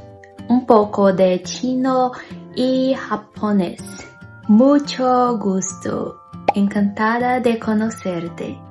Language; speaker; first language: Spanish; non-native, learner; Portuguese